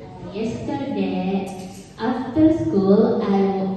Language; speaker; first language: English; non-native, learner; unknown